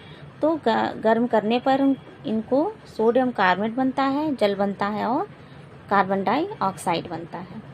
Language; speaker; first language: Hindi; native; Hindi